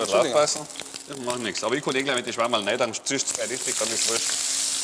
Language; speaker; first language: German; native; German